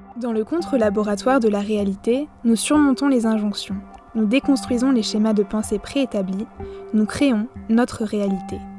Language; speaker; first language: French; native; French